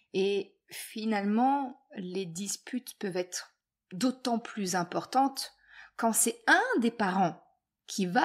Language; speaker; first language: French; native; French